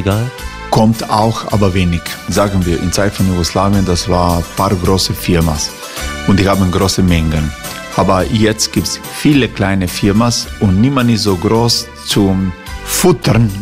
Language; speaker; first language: German; non-native, learner; Croatian